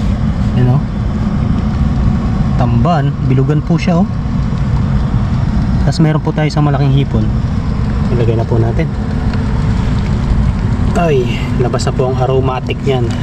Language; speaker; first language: Filipino; native; Filipino